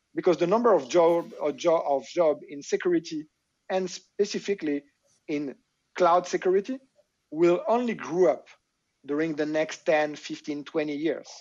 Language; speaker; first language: English; non-native, fluent; French